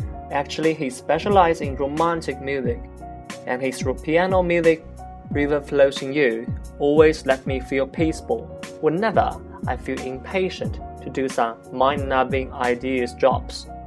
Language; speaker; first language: English; non-native, fluent; Chinese